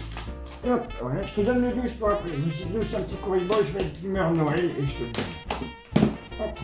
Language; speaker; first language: French; native; French